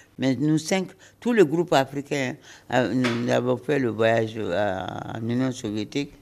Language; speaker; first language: French; non-native, local second language; Bambara